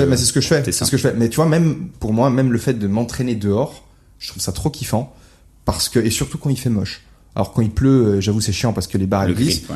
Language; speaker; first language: French; native; French